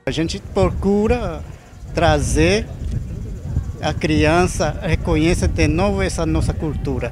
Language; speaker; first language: Portuguese; non-native, local second language; Guarani